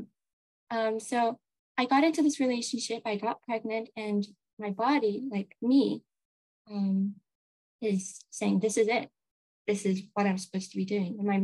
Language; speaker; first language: English; non-native, local second language; Japanese